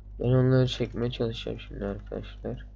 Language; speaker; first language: Turkish; native; Turkish